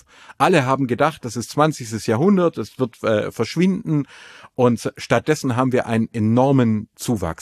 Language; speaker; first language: German; native; German